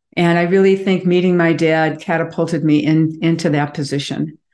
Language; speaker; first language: English; native; English